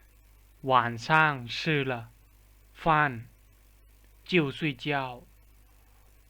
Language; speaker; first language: Chinese; non-native, fluent; Lao